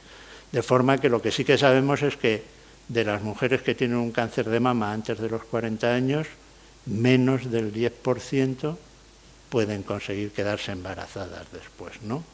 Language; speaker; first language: Spanish; native; Spanish